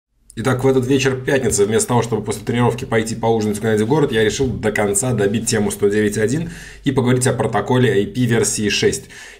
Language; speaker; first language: Russian; native; Russian